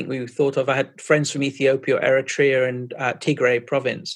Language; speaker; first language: English; native; English